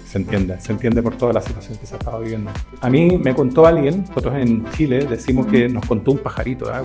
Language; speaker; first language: Spanish; native; Spanish